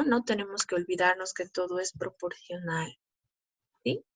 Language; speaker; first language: Spanish; native; Spanish